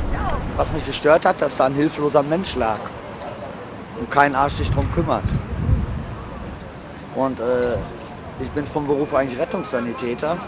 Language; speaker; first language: German; native; German